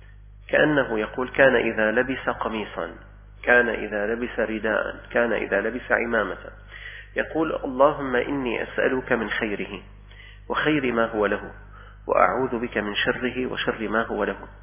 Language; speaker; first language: Arabic; native; Arabic